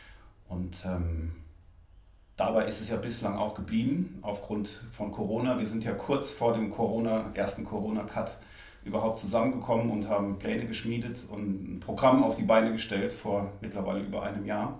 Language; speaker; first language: German; native; German